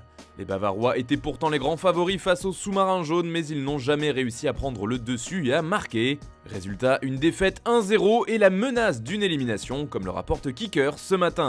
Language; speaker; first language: French; native; French